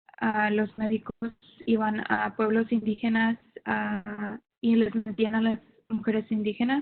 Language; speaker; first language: Spanish; non-native, learner; English